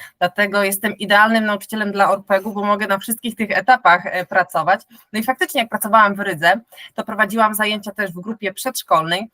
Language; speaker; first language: Polish; native; Polish